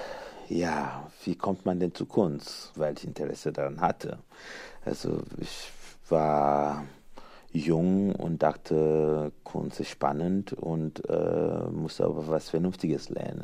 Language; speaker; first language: German; non-native, fluent; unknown